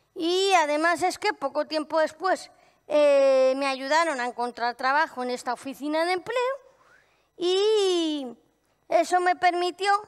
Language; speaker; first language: Spanish; native; Spanish